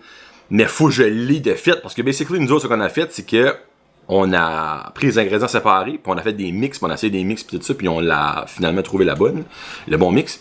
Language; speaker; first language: French; native; French